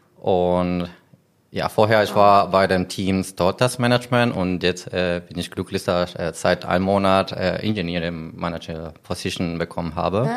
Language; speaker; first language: German; non-native, learner; Spanish